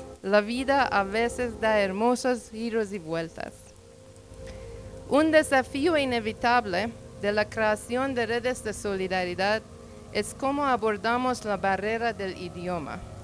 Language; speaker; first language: Spanish; non-native, learner; Persian